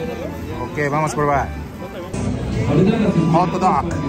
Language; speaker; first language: Spanish; non-native, learner; Japanese